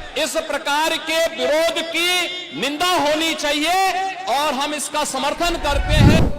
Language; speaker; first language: Hindi; native; Hindi